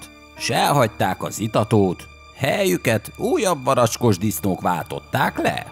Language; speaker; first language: Hungarian; native; Hungarian